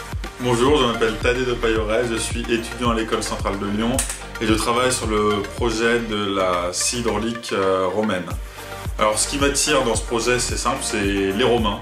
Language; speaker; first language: French; native; French